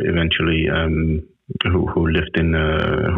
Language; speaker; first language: English; non-native, fluent; Danish